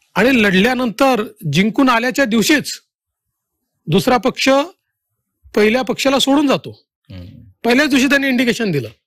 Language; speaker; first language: Marathi; native; Marathi